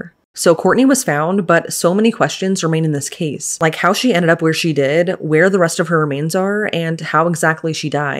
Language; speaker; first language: English; native; English